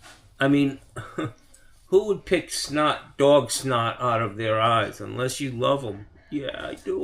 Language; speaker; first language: English; native; English